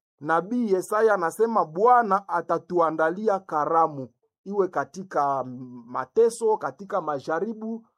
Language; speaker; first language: Swahili; native; Swahili